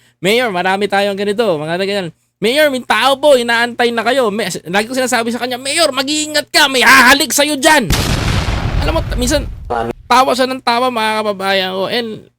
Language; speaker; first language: Filipino; native; Filipino